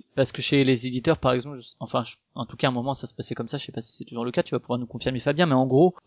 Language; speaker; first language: French; native; French